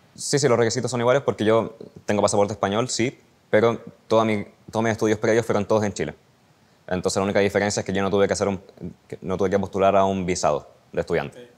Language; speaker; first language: Spanish; native; Spanish